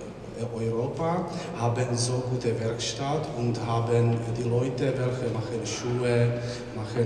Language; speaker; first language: German; non-native, learner; Czech